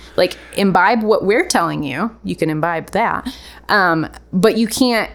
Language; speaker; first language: English; early bilingual, other home language; Italian